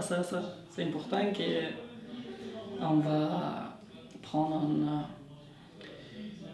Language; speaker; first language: French; non-native, learner; Persian